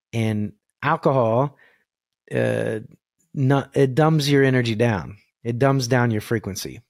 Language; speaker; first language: English; native; English